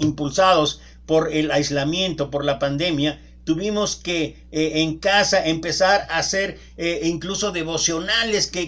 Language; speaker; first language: Spanish; native; Spanish